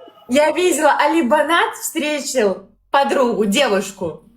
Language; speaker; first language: Russian; native; Russian